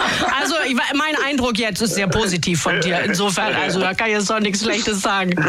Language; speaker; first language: German; native; German